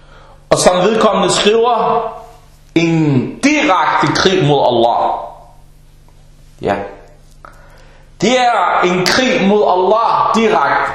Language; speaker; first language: Danish; early bilingual, other home language; Arabic